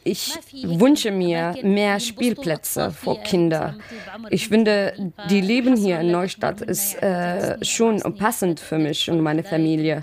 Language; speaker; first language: German; non-native, learner; Arabic